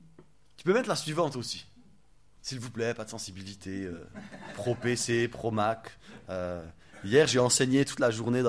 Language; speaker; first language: French; native; French